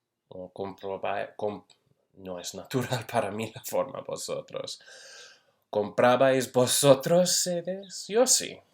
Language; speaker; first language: Spanish; non-native, fluent; English